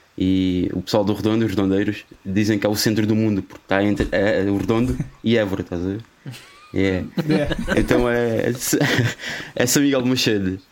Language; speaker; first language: Portuguese; native; Portuguese